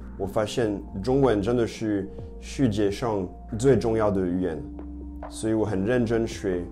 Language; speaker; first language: Chinese; non-native, fluent; French